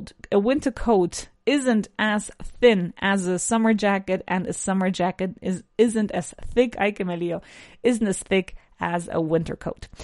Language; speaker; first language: English; non-native, fluent; Spanish